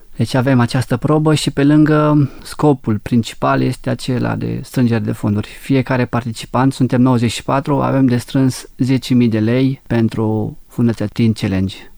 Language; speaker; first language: Romanian; native; Romanian